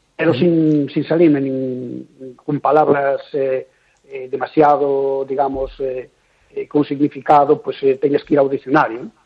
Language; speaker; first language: Galician; native; Galician